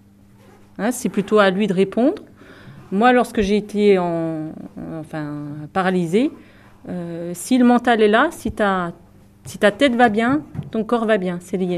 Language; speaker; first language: French; native; French